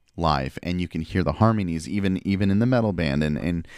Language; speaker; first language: English; early bilingual, other home language; Spanish